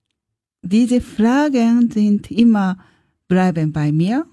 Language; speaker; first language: German; non-native, learner; Japanese